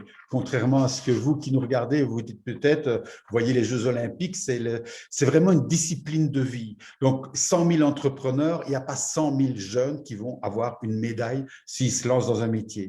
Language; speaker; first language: French; native; French